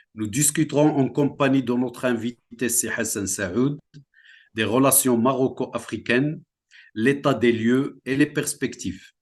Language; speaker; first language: French; non-native, local second language; Central Atlas Tamazight